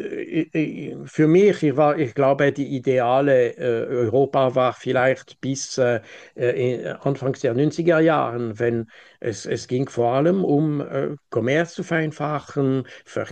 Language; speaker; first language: German; non-native, local second language; French